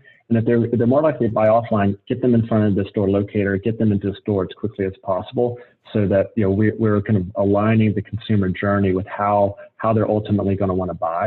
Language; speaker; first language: English; native; English